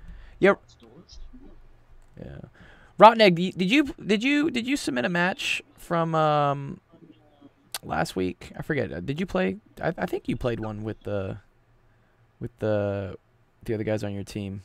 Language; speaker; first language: English; native; English